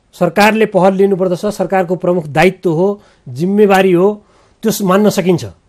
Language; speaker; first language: Nepali; native; Nepali